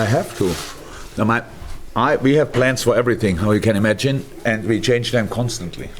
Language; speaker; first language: English; non-native, fluent; German